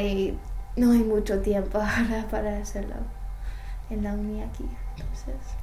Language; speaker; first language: Spanish; non-native, learner; English